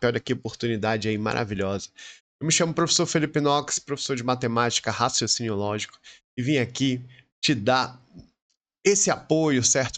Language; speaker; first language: Portuguese; native; Portuguese